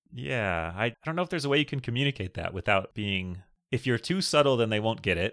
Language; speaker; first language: English; native; English